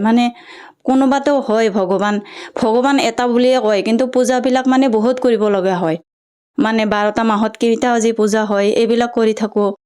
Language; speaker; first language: Assamese; non-native, local second language; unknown